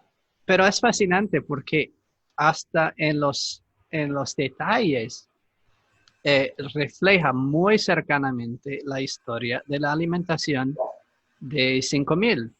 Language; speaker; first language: Spanish; non-native, fluent; English